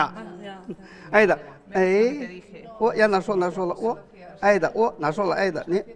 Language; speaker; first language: Russian; non-native, learner; Chinese